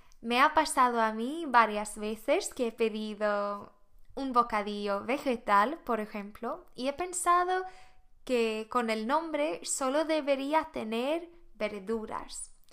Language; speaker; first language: Spanish; non-native, fluent; Swedish